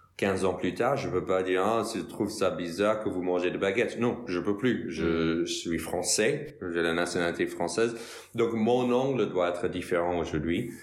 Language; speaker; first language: French; non-native, fluent; English